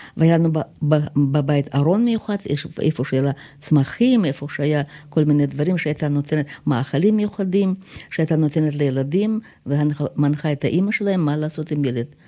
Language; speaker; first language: Hebrew; non-native, fluent; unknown